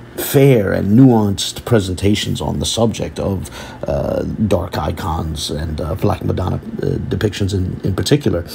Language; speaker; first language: English; native; English